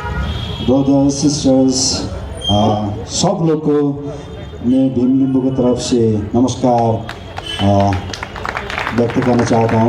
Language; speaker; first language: Hindi; non-native, learner; Nepali